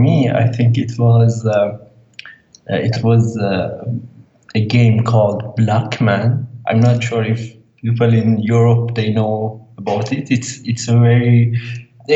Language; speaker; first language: English; non-native, fluent; Persian